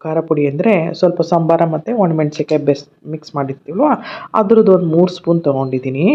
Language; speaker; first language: Kannada; native; Kannada